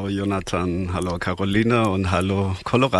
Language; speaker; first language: German; non-native, fluent; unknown